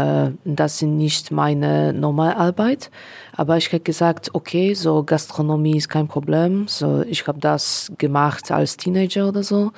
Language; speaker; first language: German; non-native, learner; Polish